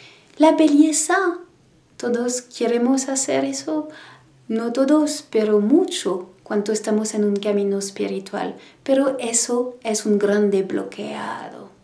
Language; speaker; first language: Spanish; non-native, learner; French